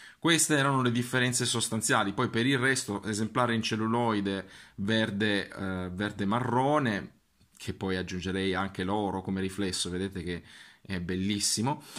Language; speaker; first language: Italian; native; Italian